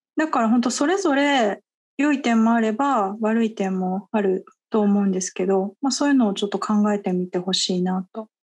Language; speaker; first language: Japanese; native; Japanese